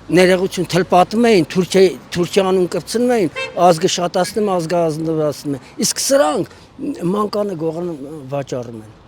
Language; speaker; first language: Armenian; native; Armenian